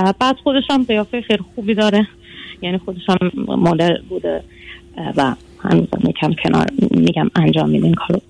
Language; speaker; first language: Persian; early bilingual, heritage; Persian